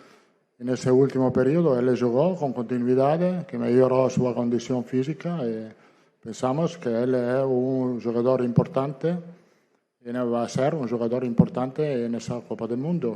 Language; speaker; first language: Portuguese; non-native, learner; Italian